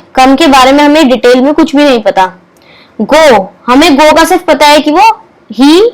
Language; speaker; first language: Hindi; native; Hindi